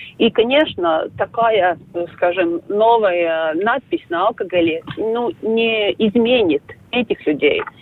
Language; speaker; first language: Russian; non-native, local second language; Latvian